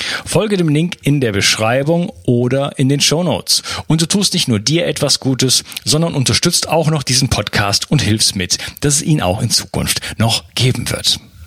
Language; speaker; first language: German; native; German